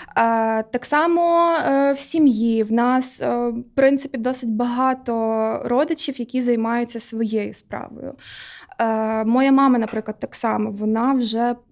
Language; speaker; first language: Ukrainian; non-native, local second language; Russian